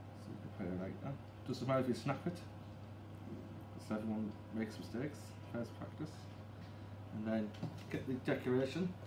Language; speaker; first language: English; native; English